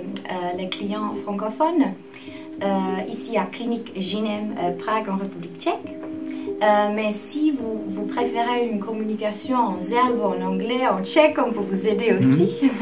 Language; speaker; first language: French; non-native, fluent; Czech